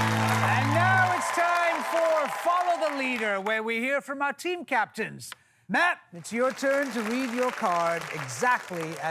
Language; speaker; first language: English; native; English